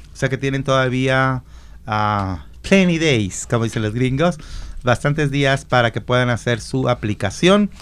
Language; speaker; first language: Spanish; native; Spanish